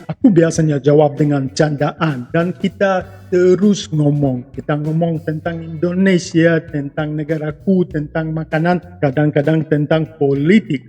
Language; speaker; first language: Indonesian; non-native, fluent; Russian